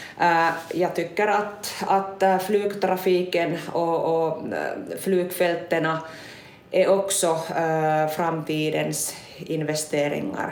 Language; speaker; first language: Swedish; non-native, local second language; Finnish